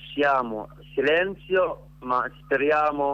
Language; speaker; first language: Italian; non-native, learner; Arabic